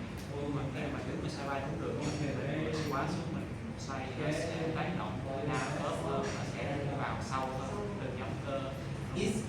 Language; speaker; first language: Vietnamese; native; Vietnamese